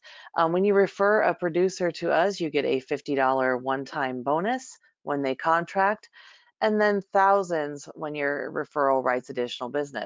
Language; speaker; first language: English; native; English